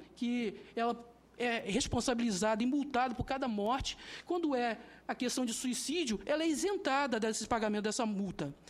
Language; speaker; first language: Portuguese; native; Portuguese